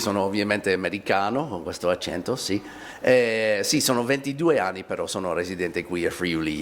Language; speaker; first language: Italian; non-native, fluent; English